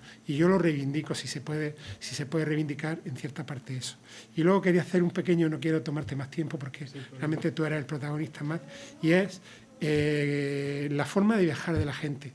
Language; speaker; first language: Spanish; native; Spanish